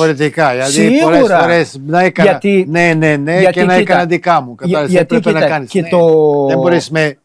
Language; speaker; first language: Greek; non-native, fluent; Serbian